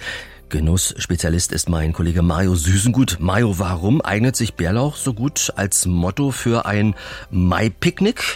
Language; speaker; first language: German; native; German